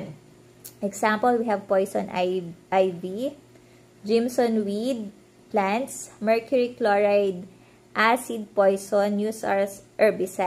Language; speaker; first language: English; non-native, local second language; Filipino